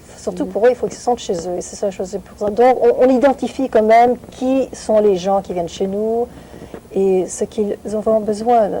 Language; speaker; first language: French; non-native, fluent; Vietnamese